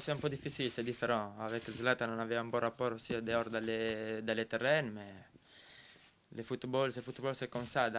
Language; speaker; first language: French; non-native, fluent; Italian